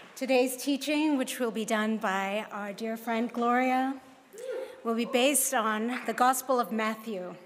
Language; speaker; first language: English; non-native, local second language; Cantonese